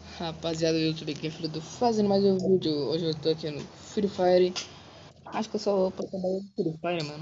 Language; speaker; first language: Portuguese; native; Portuguese